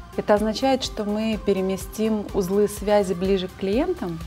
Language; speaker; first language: Russian; native; Russian